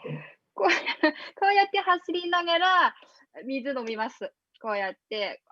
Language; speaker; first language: Japanese; non-native, fluent; Mongolian